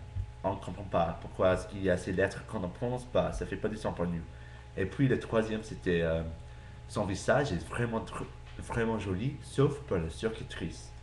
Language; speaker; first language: French; non-native, fluent; English